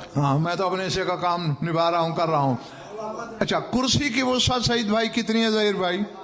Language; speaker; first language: Urdu; non-native, local second language; Saraiki